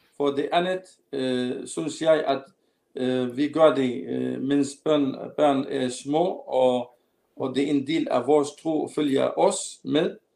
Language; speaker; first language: Danish; non-native, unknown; Arabic